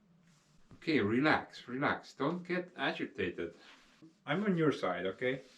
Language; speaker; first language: English; non-native, fluent; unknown